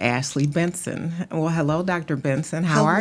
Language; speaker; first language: English; native; English